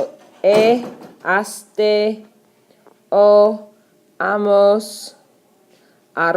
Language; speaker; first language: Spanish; non-native, fluent; English